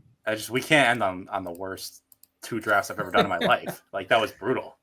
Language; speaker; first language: English; native; English